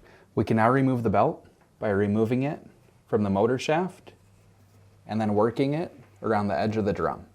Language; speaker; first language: English; native; English